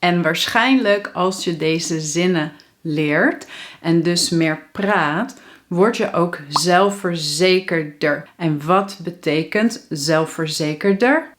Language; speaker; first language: Dutch; native; Dutch